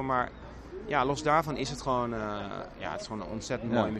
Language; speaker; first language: Dutch; native; Dutch